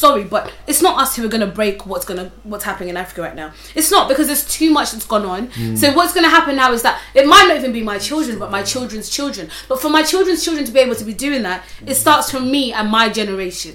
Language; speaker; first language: English; native; English